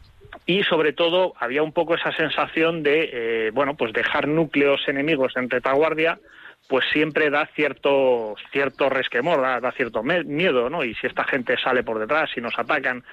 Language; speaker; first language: Spanish; native; Spanish